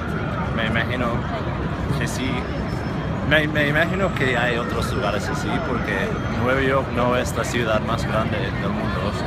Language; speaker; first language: Spanish; non-native, fluent; English